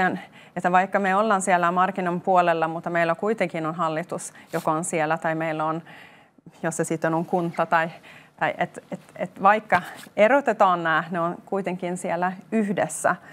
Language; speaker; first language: Finnish; non-native, local second language; Swedish